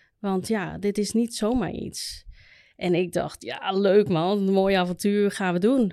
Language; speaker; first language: Dutch; native; Dutch